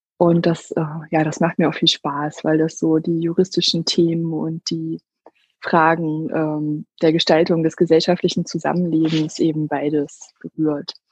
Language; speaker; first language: German; native; German